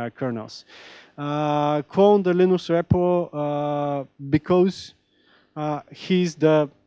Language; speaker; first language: English; non-native, fluent; Bulgarian